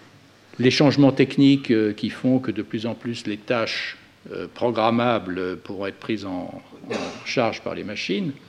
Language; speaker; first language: French; native; French